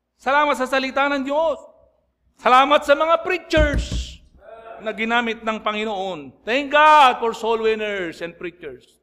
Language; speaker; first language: Filipino; native; Filipino